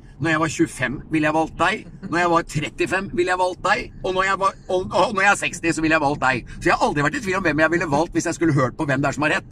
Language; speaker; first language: Norwegian; native; Norwegian